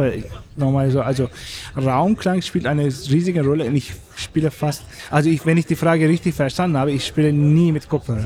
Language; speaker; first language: German; non-native, fluent; Turkish